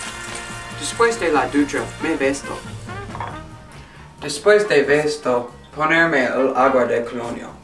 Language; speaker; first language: Spanish; non-native, learner; English